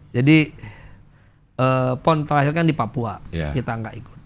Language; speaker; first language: Indonesian; native; Indonesian